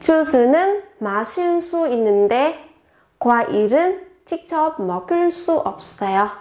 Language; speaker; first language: Korean; non-native, fluent; Vietnamese